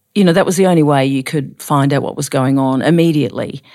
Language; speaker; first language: English; native; English